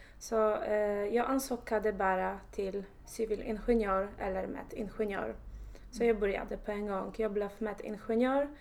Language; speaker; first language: Swedish; non-native, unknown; Polish